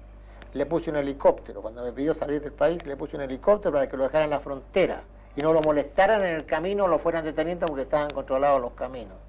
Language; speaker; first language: Spanish; native; Spanish